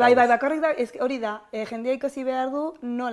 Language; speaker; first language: Basque; non-native, local second language; Spanish